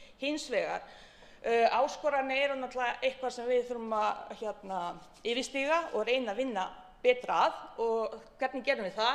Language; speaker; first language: Icelandic; non-native, fluent; Bosnian